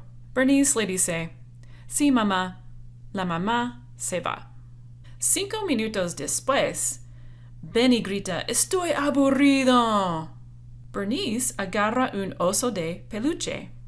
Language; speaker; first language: Spanish; non-native, fluent; English